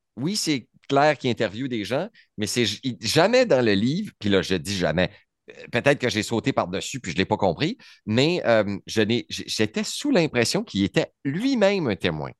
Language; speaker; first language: French; native; French